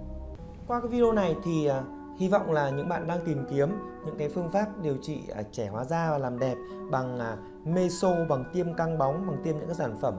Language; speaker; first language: Vietnamese; native; Vietnamese